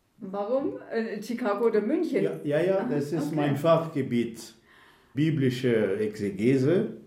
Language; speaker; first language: German; non-native, fluent; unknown